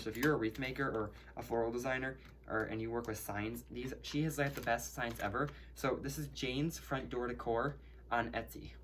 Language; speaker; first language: English; native; English